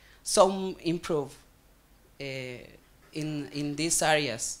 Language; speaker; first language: English; non-native, learner; Spanish